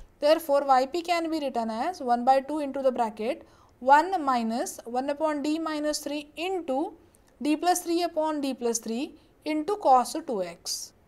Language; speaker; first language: English; non-native, local second language; Marathi